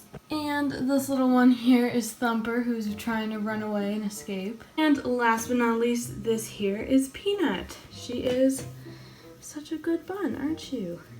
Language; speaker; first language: English; native; English